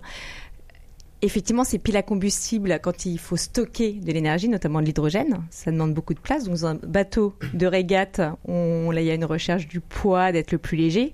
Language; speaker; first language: French; native; French